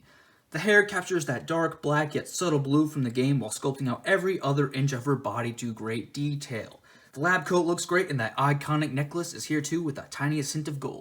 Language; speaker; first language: English; native; English